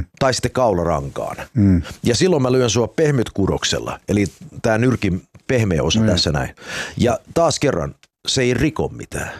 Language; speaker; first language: Finnish; early bilingual, heritage; Finnish